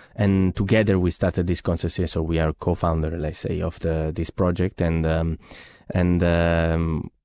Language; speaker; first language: English; non-native, fluent; Italian